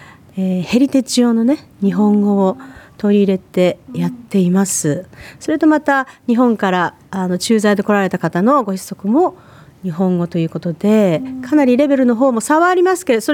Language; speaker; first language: Japanese; native; Japanese